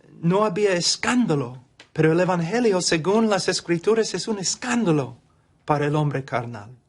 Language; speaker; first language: Spanish; non-native, fluent; English